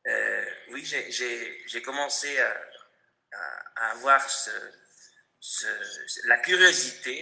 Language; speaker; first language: French; non-native, fluent; Spanish